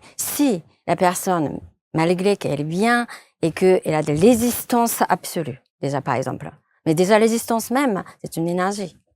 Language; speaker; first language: French; non-native, fluent; Japanese